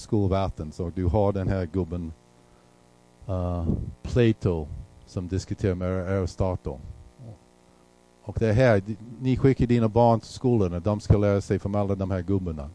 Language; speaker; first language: Swedish; non-native, fluent; English